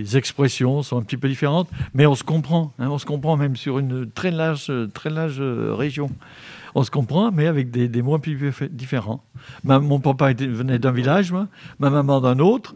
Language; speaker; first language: French; native; French